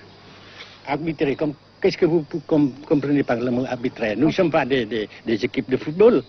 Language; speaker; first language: French; non-native, fluent; Vietnamese